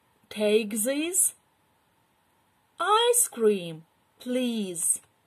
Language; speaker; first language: English; non-native, fluent; Ukrainian